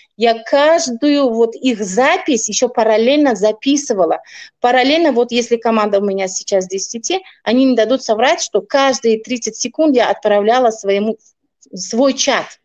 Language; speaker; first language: Russian; non-native, local second language; Tajik